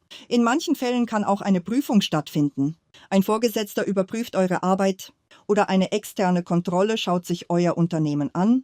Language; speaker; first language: German; native; German